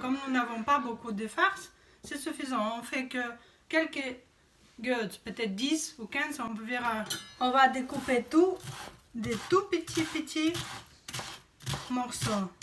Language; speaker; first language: French; non-native, fluent; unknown